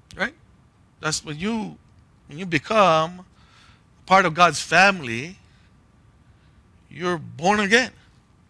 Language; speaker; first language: English; non-native, local second language; Filipino